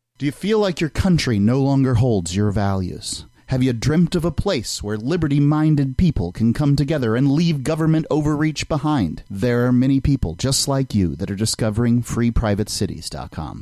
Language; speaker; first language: English; native; English